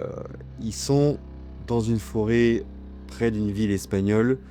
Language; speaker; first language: French; native; French